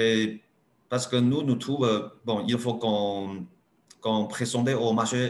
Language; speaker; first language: French; non-native, learner; Chinese